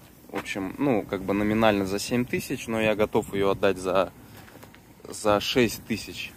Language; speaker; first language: Russian; native; Russian